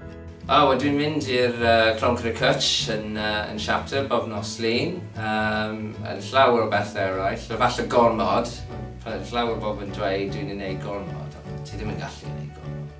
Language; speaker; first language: Welsh; non-native, learner; English